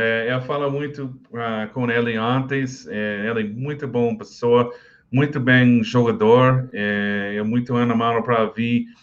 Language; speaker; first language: Portuguese; non-native, learner; English